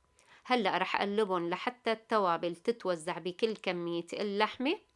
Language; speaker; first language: Arabic; native; Arabic